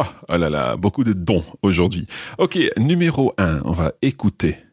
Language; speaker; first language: French; non-native, fluent; English